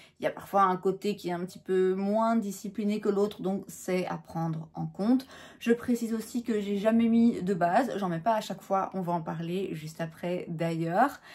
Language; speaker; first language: French; native; French